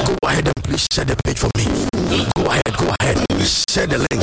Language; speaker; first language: English; non-native, local second language; Akan